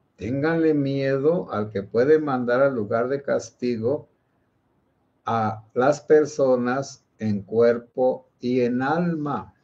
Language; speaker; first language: Spanish; native; Spanish